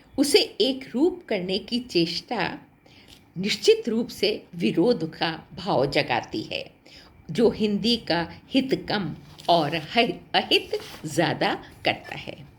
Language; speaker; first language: Hindi; native; Hindi